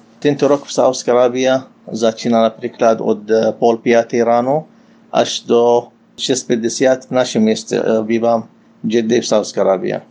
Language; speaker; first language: Slovak; non-native, learner; Arabic